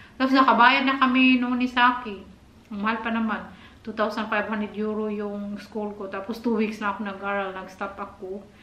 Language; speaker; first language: Filipino; non-native, local second language; Cebuano